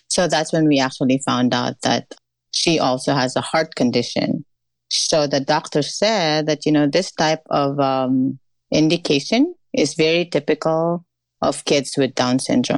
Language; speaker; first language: English; non-native, local second language; Filipino